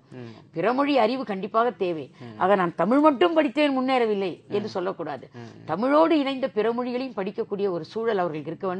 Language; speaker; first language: Tamil; native; Tamil